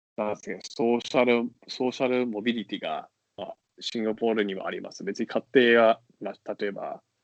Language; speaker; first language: Japanese; non-native, fluent; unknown